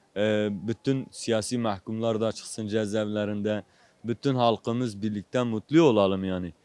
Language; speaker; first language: Turkish; non-native, local second language; Kurdish